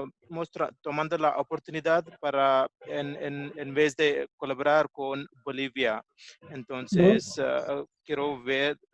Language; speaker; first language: Spanish; non-native, learner; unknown